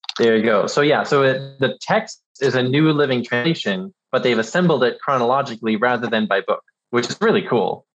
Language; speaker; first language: English; early bilingual, other home language; German